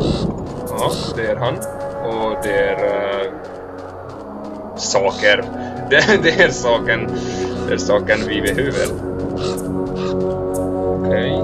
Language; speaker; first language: Swedish; non-native, learner; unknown